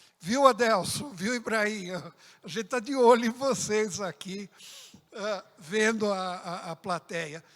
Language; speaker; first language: Portuguese; early bilingual, other home language; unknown